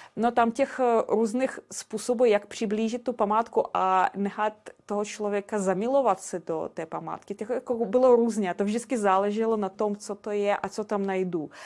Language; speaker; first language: Czech; non-native, fluent; Russian